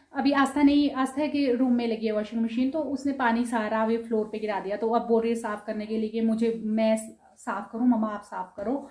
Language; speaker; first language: Hindi; non-native, local second language; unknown